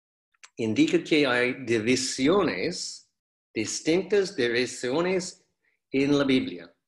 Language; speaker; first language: Spanish; non-native, fluent; English